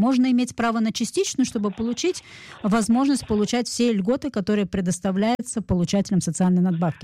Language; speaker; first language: Russian; native; Russian